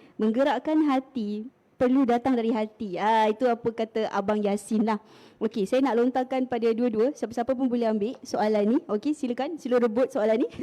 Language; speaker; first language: Malay; native; Malay